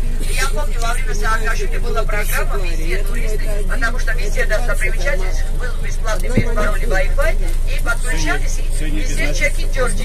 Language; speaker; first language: Russian; non-native, fluent; Georgian